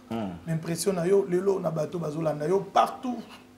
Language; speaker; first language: French; non-native, local second language; Lingala